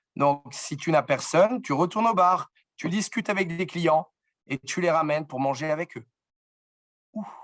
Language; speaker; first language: French; native; French